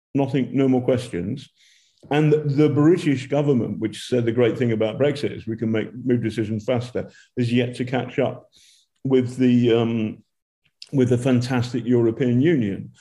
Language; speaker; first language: English; native; English